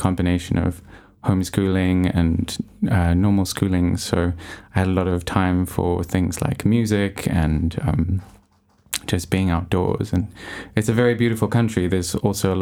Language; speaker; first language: English; native; English